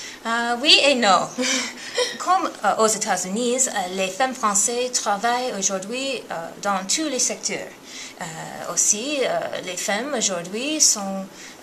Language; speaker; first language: French; non-native, learner; English